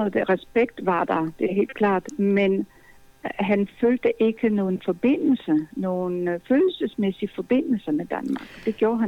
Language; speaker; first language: Danish; non-native, fluent; Polish